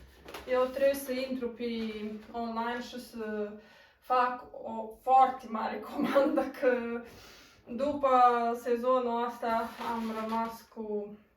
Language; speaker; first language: Romanian; non-native, local second language; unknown